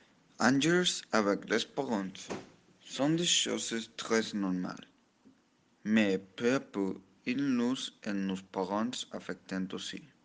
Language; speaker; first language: French; non-native, learner; Spanish